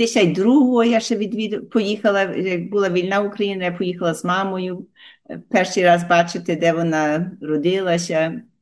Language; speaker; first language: Ukrainian; early bilingual, heritage; Ukrainian